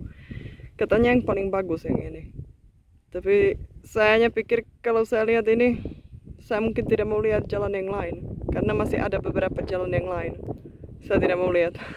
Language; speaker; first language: Indonesian; non-native, fluent; Czech